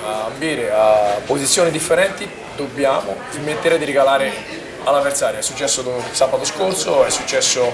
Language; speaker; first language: Italian; native; Italian